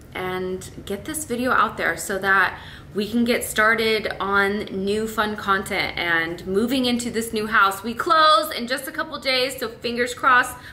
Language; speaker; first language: English; native; English